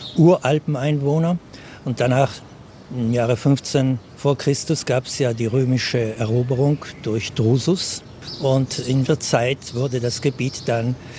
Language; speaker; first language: German; non-native, local second language; Ladin